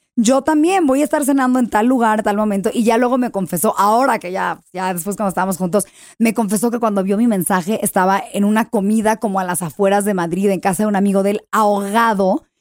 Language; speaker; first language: Spanish; early bilingual, heritage; English